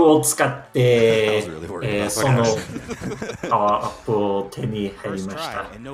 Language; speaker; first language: Japanese; non-native, learner; English